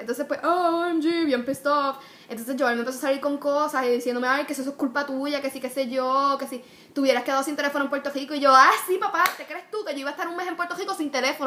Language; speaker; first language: Spanish; early bilingual, heritage; Spanish